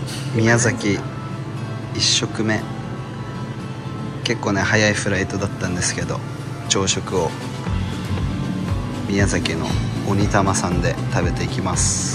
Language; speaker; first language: Japanese; native; Japanese